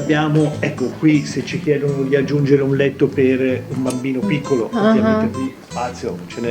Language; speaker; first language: Italian; native; Italian